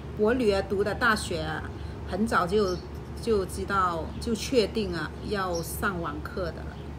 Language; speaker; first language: Chinese; non-native, local second language; Cantonese